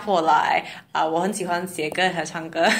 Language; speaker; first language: Chinese; non-native, learner; English